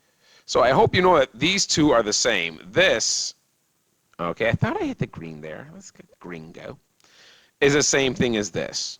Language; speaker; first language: English; native; English